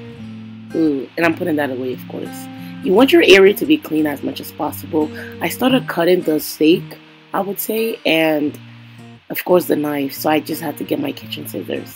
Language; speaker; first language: English; non-native, local second language; Yoruba